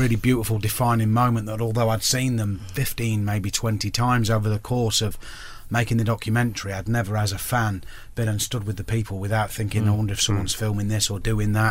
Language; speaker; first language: English; native; English